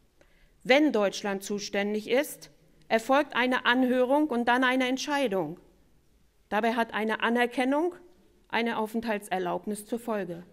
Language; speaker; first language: German; native; German